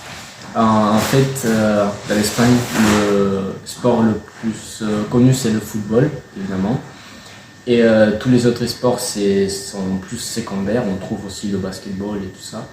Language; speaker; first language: French; non-native, fluent; Spanish